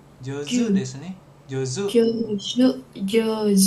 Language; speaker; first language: Japanese; non-native, fluent; Indonesian